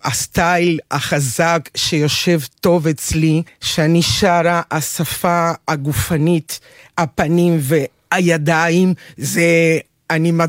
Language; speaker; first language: Hebrew; non-native, fluent; Spanish